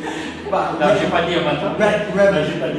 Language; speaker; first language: French; non-native, fluent; Italian